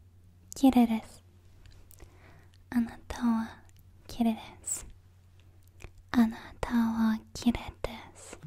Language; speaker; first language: Japanese; non-native, learner; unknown